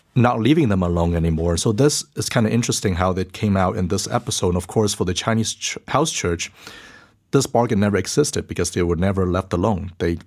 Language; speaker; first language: English; early bilingual, other home language; Chinese